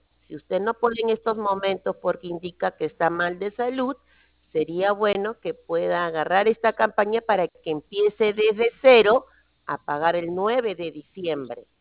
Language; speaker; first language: Spanish; native; Spanish